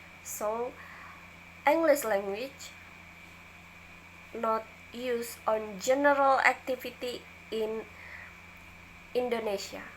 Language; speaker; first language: English; non-native, learner; Indonesian